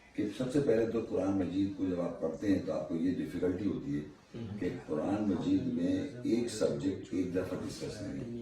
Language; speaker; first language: Urdu; native; Urdu